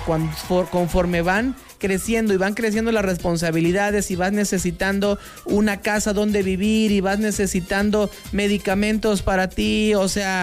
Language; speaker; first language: Spanish; native; Spanish